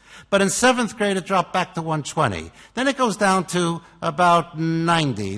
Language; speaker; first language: English; native; English